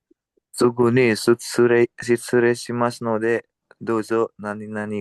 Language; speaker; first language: Japanese; non-native, learner; Indonesian